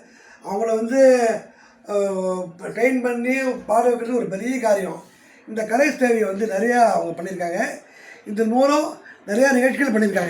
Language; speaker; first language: Tamil; native; Tamil